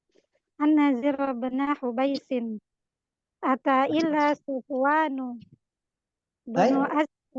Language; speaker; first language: Arabic; non-native, learner; Indonesian